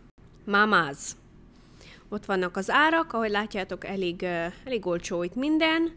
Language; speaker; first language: Hungarian; early bilingual, heritage; Hungarian